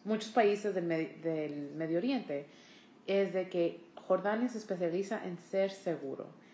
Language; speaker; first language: Spanish; early bilingual, heritage; Spanish